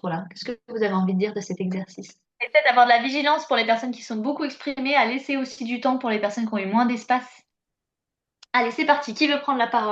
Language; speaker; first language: French; native; French